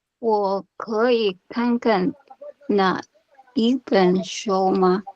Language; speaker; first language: Chinese; non-native, learner; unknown